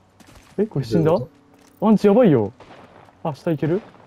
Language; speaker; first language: Japanese; native; Japanese